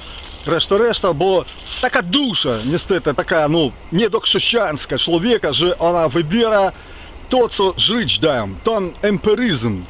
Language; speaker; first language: Polish; non-native, learner; Ukrainian